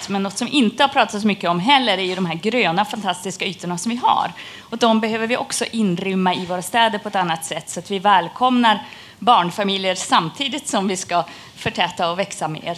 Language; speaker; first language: Swedish; native; Swedish